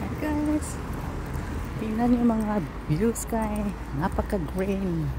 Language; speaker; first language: Filipino; non-native, local second language; Cebuano